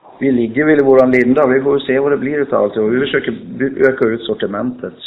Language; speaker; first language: Swedish; native; Swedish